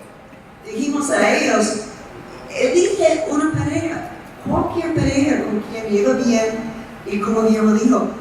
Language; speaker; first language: Spanish; non-native, fluent; English